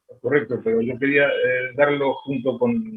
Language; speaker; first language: Spanish; native; Spanish